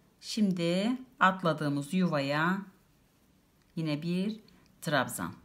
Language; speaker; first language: Turkish; native; Turkish